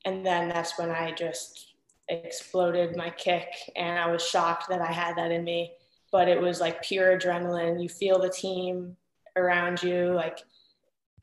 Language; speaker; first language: English; native; English